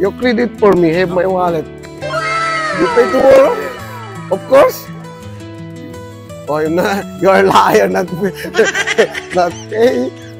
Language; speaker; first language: English; non-native, learner; Filipino